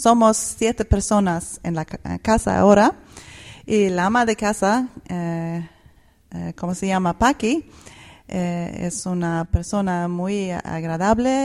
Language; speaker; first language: Spanish; non-native, fluent; Swedish